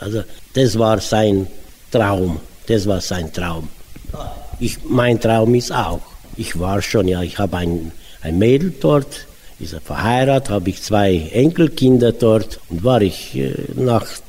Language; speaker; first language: German; non-native, learner; Romanian